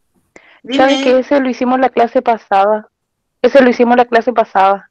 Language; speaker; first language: Spanish; native; Spanish